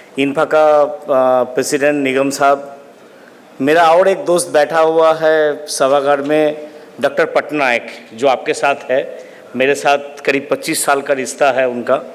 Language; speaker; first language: Hindi; non-native, local second language; Bangla